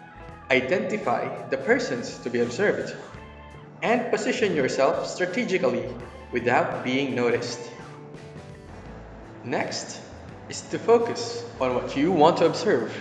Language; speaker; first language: English; non-native, local second language; Filipino